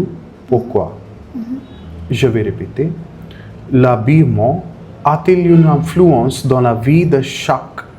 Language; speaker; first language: French; non-native, fluent; Punjabi